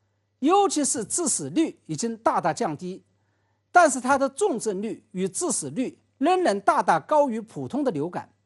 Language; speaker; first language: Chinese; native; Chinese